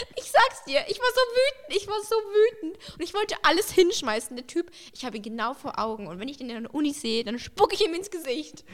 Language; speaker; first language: German; early bilingual, other home language; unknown